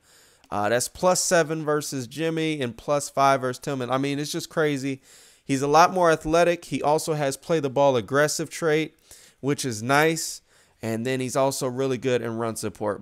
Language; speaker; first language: English; native; English